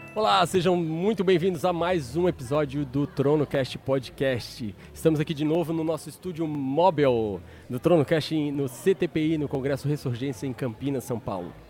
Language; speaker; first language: Portuguese; native; Portuguese